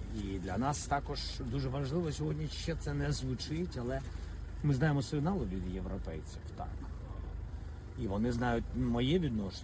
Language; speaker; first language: Ukrainian; non-native, local second language; Russian